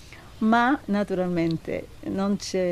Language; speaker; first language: Italian; non-native, learner; Hebrew